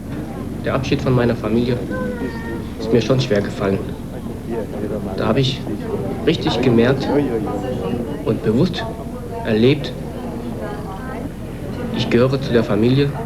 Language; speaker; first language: German; early bilingual, other home language; Korean